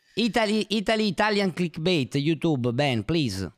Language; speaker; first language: English; non-native, learner; Italian